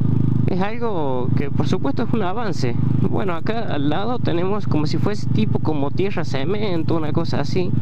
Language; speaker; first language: Spanish; native; Spanish